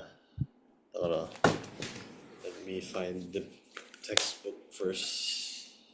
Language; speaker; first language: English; non-native, fluent; Indonesian